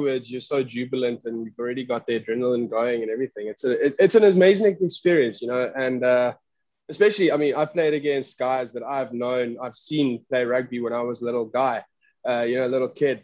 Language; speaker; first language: English; non-native, local second language; Afrikaans